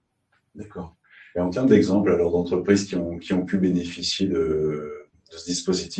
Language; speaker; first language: French; native; French